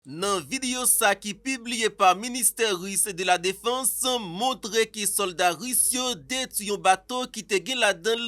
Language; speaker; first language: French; non-native, local second language; Haitian Creole